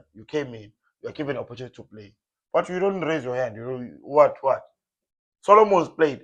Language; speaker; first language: English; non-native, local second language; Zulu